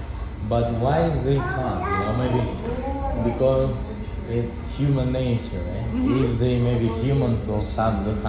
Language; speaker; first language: English; non-native, fluent; Russian